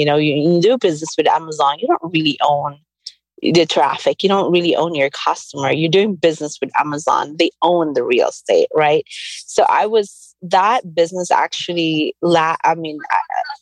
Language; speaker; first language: English; non-native, local second language; Cebuano